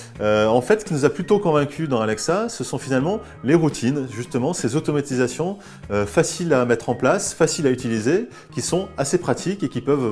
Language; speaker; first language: French; native; French